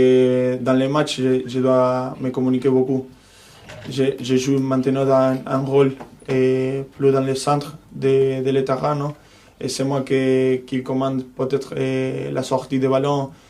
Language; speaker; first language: French; non-native, fluent; Spanish